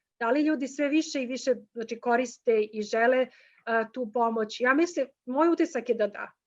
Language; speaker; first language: Bosnian; native; Bosnian